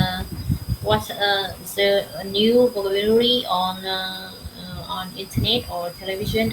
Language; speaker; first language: English; non-native, learner; Vietnamese